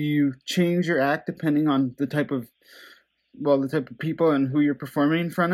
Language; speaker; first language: English; non-native, fluent; Dutch